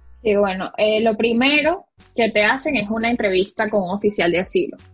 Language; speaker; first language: Spanish; native; Spanish